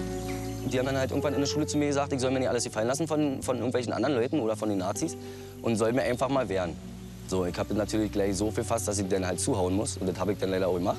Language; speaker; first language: German; native; German